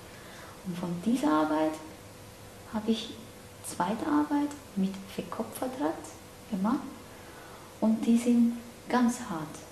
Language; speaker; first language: German; non-native, learner; Cantonese